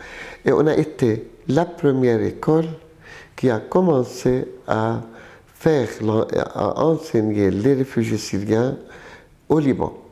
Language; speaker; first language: French; non-native, local second language; Arabic